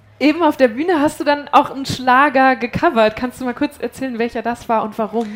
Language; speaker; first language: German; native; German